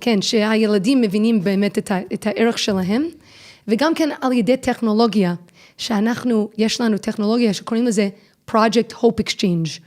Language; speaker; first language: Hebrew; non-native, fluent; English